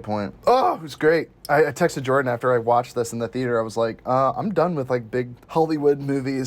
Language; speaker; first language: English; native; English